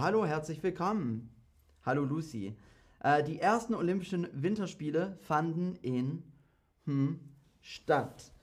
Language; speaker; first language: German; non-native, fluent; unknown